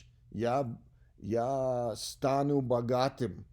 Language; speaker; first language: Russian; non-native, learner; English